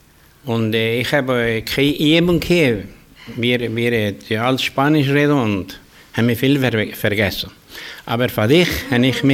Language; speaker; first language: German; early bilingual, heritage; German